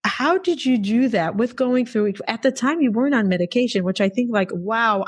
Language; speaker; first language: English; non-native, fluent; Hebrew